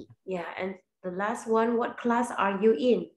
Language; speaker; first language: English; non-native, fluent; Vietnamese